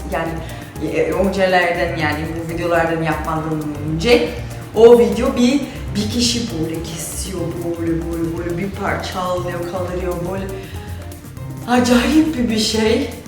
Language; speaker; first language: Turkish; non-native, fluent; Portuguese